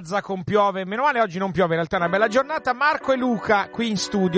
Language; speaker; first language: Italian; native; Italian